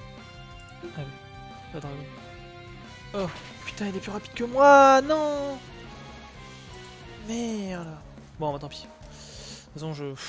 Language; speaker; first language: French; native; French